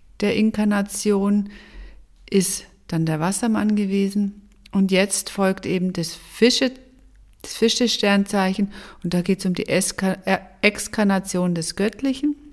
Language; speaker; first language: German; native; German